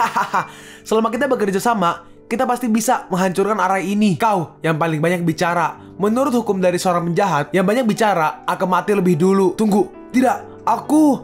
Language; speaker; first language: Indonesian; native; Indonesian